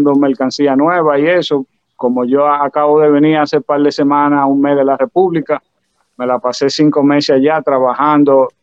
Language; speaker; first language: Spanish; native; Spanish